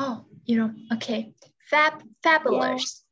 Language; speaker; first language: English; non-native, learner; Vietnamese